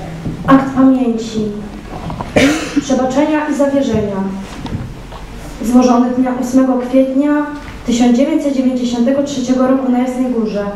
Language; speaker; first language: Polish; native; Polish